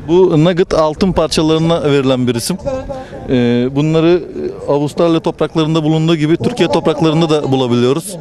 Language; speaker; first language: Turkish; native; Turkish